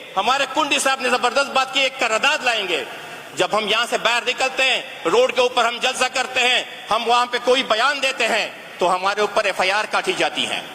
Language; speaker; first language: Urdu; non-native, local second language; Pashto